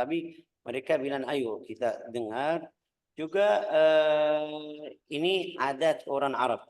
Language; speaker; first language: Indonesian; non-native, fluent; Arabic